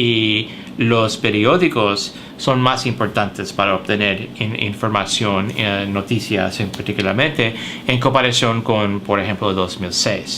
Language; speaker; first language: Spanish; early bilingual, heritage; English